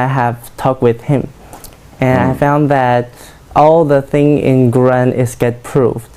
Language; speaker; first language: English; non-native, learner; Chinese